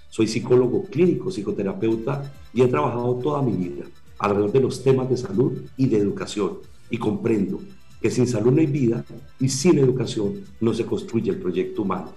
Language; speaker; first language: Spanish; native; Spanish